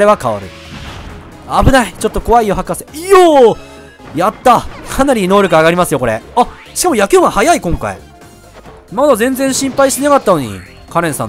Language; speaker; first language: Japanese; native; Japanese